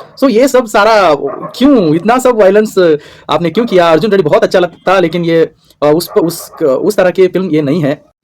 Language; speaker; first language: Hindi; non-native, local second language; Kannada